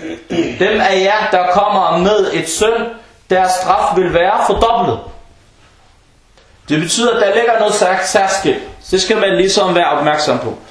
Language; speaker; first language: Danish; non-native, fluent; Arabic